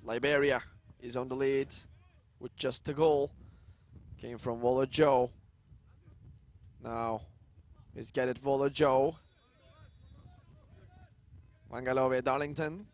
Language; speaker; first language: English; non-native, fluent; Turkish